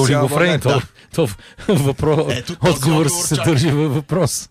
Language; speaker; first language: Bulgarian; native; Bulgarian